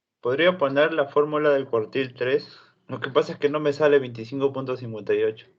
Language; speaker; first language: Spanish; native; Spanish